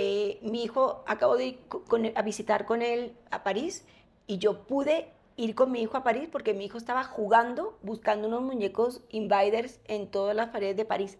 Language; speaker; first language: Spanish; native; Spanish